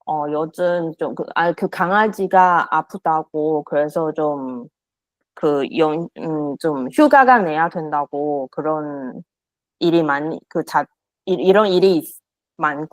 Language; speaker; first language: Korean; non-native, learner; Chinese